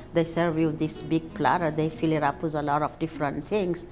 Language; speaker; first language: English; non-native, fluent; Amharic